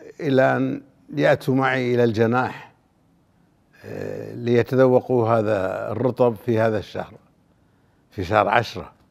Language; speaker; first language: Arabic; native; Arabic